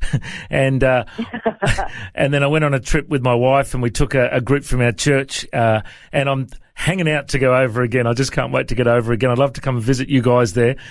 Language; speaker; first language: English; native; English